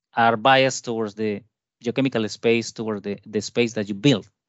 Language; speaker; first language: English; non-native, fluent; Spanish